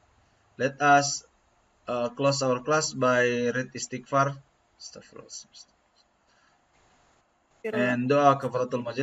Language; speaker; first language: English; non-native, learner; Indonesian